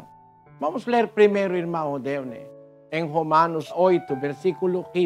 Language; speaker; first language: Portuguese; non-native, fluent; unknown